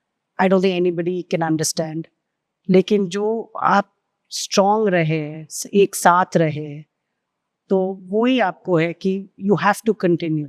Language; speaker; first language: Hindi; non-native, local second language; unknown